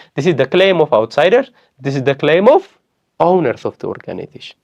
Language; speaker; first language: English; non-native, local second language; Amharic